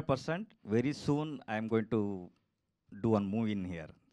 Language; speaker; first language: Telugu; non-native, learner; Kannada